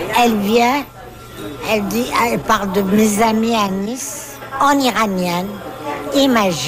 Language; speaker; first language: French; non-native, learner; Persian